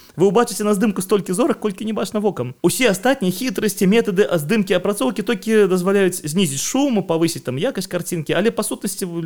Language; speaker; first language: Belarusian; non-native, local second language; Russian